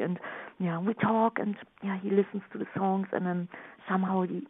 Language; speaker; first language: English; non-native, fluent; German